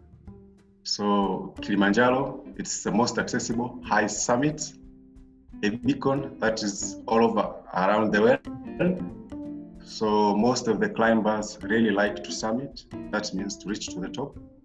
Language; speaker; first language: English; non-native, local second language; Swahili